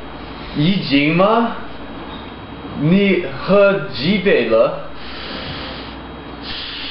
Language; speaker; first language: Chinese; non-native, learner; English